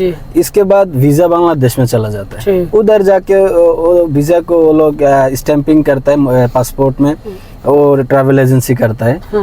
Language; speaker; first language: Hindi; non-native, fluent; Bangla